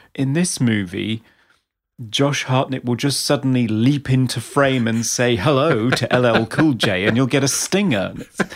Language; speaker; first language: English; native; English